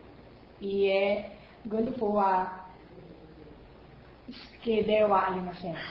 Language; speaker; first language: Japanese; non-native, learner; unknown